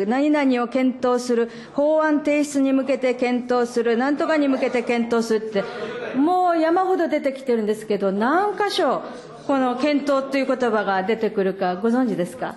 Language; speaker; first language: Japanese; native; Japanese